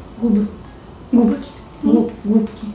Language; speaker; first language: Russian; native; Russian